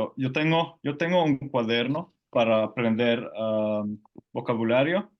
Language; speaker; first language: Spanish; non-native, fluent; Finnish